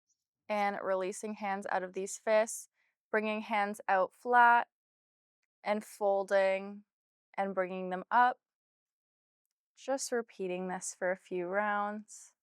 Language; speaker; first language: English; native; English